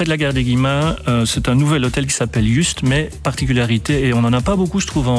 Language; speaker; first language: French; native; French